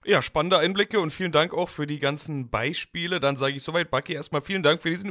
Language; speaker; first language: German; native; German